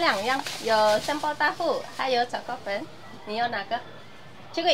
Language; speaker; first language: Chinese; non-native, learner; Indonesian